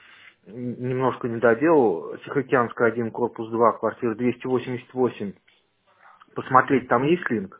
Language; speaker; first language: Russian; native; Russian